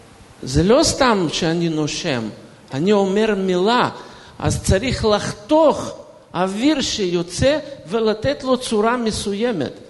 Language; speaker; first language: Hebrew; non-native, fluent; Russian